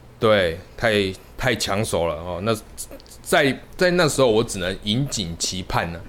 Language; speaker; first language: Chinese; native; Chinese